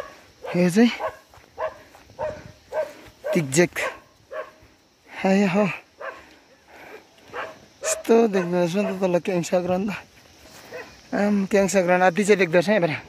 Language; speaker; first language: Hindi; non-native, learner; Nepali